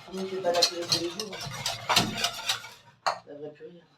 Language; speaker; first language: French; native; French